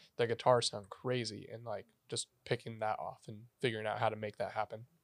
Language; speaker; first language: English; native; English